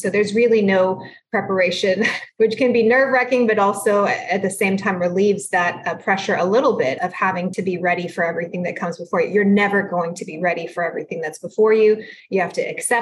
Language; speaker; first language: English; early bilingual, other home language; Spanish